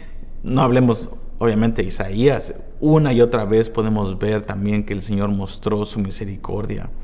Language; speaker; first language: Spanish; native; Spanish